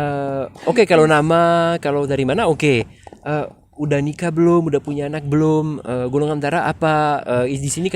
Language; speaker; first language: Indonesian; non-native, fluent; French